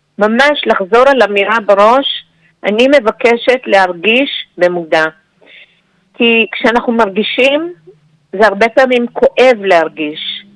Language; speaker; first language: Hebrew; native; Hebrew